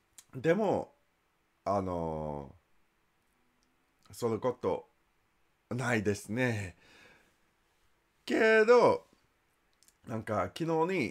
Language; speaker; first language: Japanese; non-native, learner; English